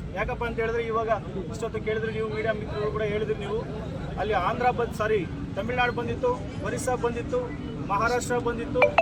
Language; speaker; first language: Kannada; non-native, local second language; Telugu